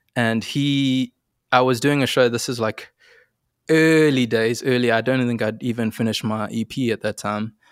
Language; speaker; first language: English; native; English